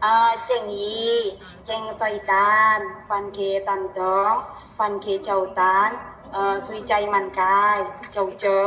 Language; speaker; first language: Chinese; non-native, learner; Indonesian